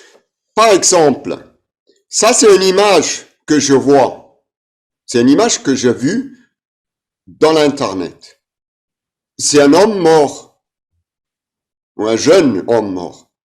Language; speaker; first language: French; non-native, fluent; German